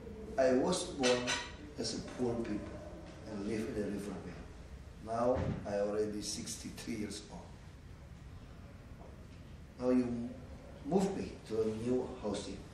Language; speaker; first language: English; non-native, learner; Indonesian